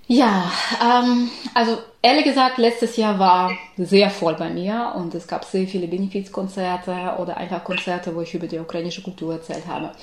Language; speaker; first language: German; non-native, fluent; Ukrainian